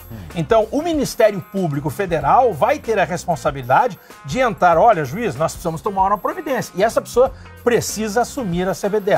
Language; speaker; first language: Portuguese; native; Portuguese